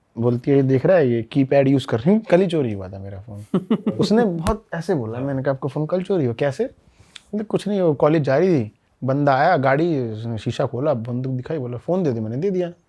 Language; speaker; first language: Hindi; native; Hindi